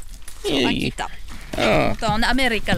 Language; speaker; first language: Finnish; non-native, learner; French